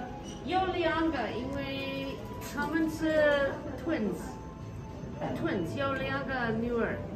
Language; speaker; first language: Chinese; non-native, learner; English